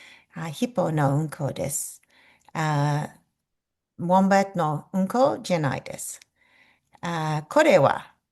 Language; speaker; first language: Japanese; non-native, fluent; English